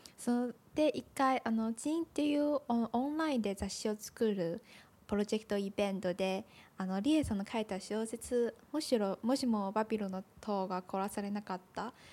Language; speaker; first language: Japanese; non-native, fluent; Chinese